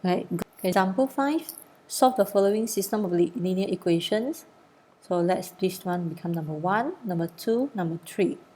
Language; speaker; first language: English; non-native, local second language; Malay